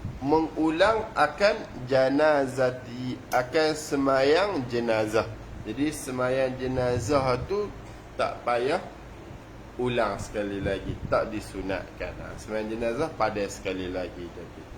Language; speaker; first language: Malay; native; Malay